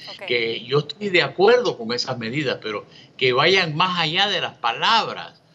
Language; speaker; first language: Spanish; native; Spanish